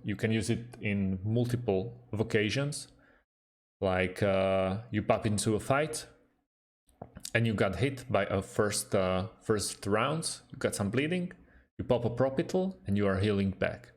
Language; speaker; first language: English; non-native, fluent; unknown